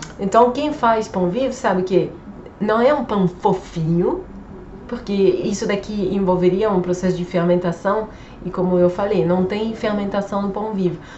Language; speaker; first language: Portuguese; non-native, fluent; French